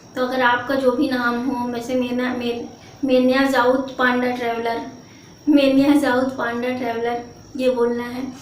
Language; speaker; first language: Hindi; native; Hindi